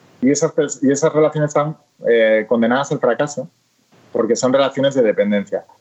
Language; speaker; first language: Spanish; native; Spanish